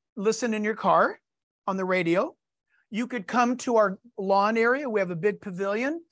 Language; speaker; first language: English; native; English